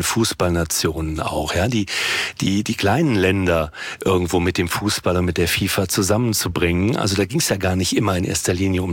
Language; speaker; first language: German; native; German